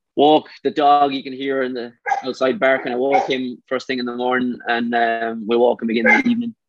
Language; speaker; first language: English; native; English